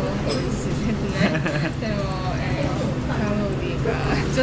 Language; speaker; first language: Japanese; non-native, learner; Chinese